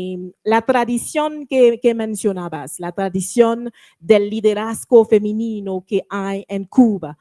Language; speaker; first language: Spanish; non-native, learner; French